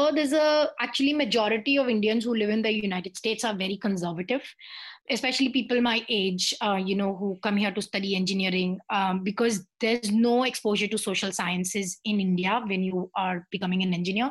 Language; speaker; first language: English; non-native, local second language; Hindi